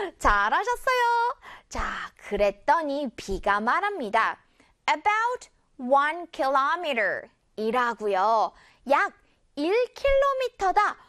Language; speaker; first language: Korean; native; Korean